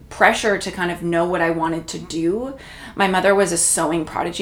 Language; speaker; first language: English; native; English